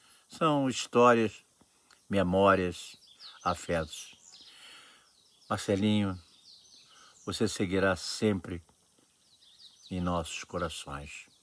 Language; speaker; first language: Portuguese; native; Portuguese